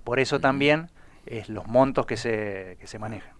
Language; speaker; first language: Spanish; native; Spanish